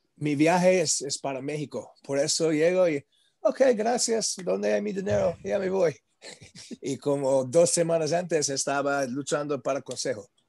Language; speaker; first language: Spanish; non-native, learner; English